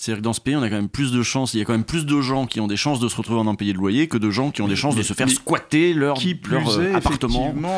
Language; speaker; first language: French; native; French